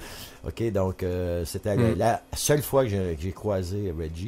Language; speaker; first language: French; native; French